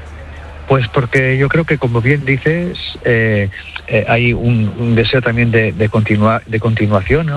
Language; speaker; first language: Spanish; native; Spanish